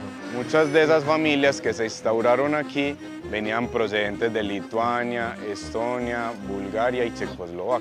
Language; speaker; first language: Spanish; native; Spanish